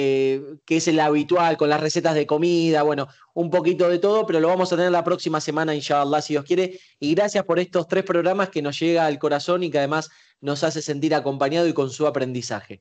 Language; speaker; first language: Spanish; native; Spanish